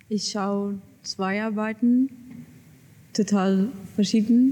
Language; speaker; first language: German; non-native, learner; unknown